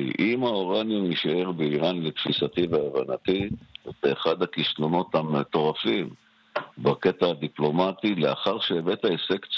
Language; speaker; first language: Hebrew; native; Hebrew